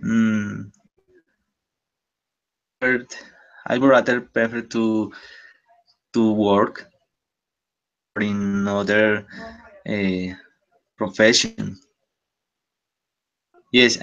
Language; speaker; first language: English; non-native, learner; Spanish